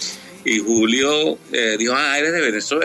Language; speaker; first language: Spanish; native; Spanish